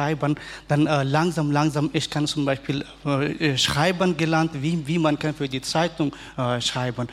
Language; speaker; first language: German; non-native, learner; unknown